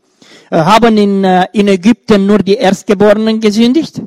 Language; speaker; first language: German; non-native, fluent; Romanian